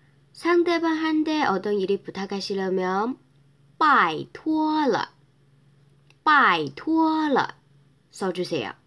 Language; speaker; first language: Korean; non-native, fluent; Chinese